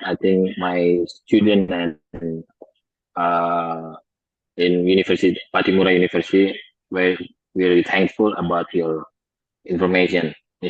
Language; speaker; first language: English; non-native, learner; Indonesian